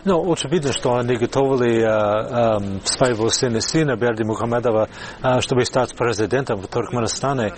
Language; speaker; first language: Russian; non-native, fluent; English